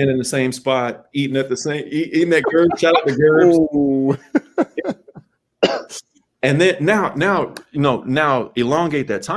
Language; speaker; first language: English; native; English